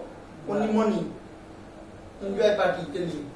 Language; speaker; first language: English; non-native, learner; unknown